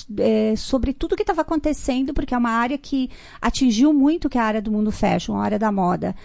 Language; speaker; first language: Portuguese; native; Portuguese